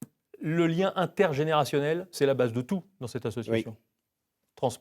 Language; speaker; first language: French; native; French